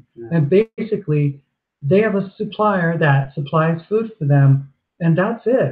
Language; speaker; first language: English; native; English